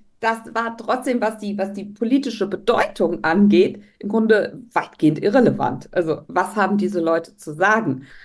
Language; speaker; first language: German; native; German